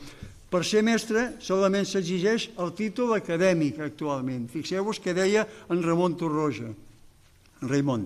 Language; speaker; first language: Catalan; native; Catalan